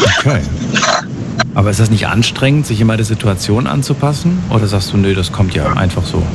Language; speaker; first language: German; native; German